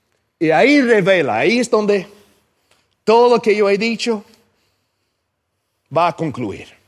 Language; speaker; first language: Spanish; non-native, fluent; English